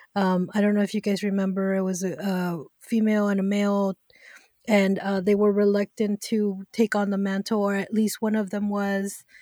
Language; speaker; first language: English; early bilingual, other home language; Spanish